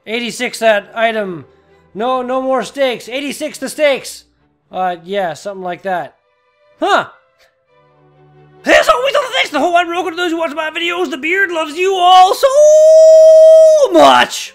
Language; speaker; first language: English; native; English